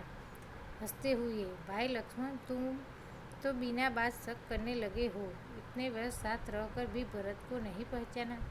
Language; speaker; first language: Hindi; non-native, local second language; Gujarati